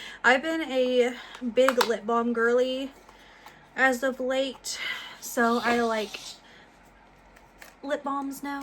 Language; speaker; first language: English; native; English